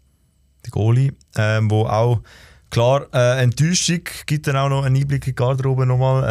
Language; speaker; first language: German; native; German